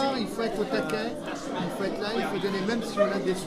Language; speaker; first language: French; native; French